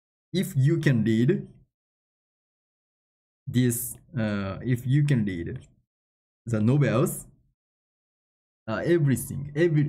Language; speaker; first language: English; non-native, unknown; Japanese